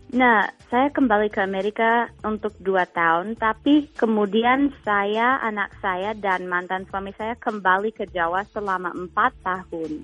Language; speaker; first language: Indonesian; non-native, fluent; English